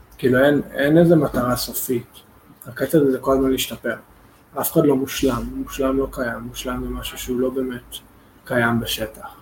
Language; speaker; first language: Hebrew; non-native, fluent; English